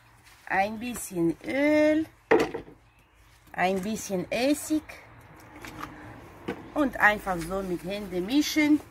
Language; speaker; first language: German; non-native, fluent; Russian